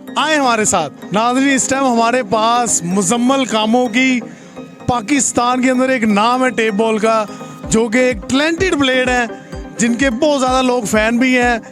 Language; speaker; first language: Urdu; non-native, local second language; Punjabi